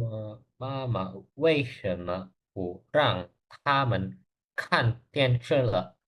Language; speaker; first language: Chinese; non-native, learner; Indonesian